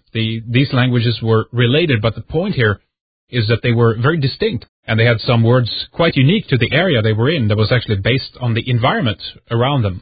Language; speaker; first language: English; non-native, fluent; Swedish